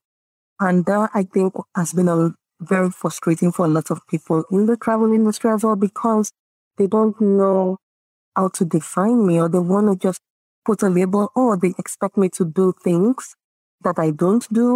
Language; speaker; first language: English; non-native, local second language; Yoruba